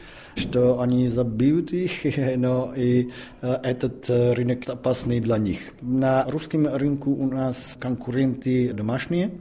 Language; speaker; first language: Russian; non-native, fluent; Czech